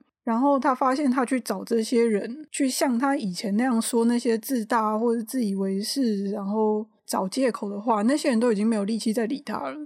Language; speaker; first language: Chinese; native; Chinese